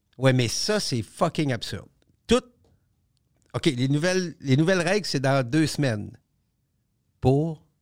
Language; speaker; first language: French; native; French